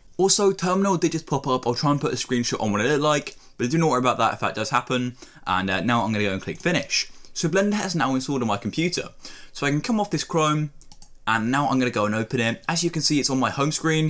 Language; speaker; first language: English; native; English